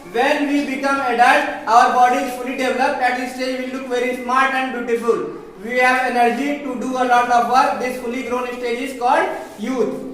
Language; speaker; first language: English; non-native, local second language; Hindi